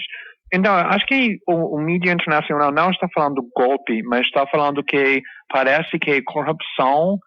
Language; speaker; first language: Portuguese; non-native, fluent; English